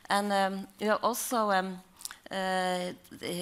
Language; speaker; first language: English; non-native, learner; Norwegian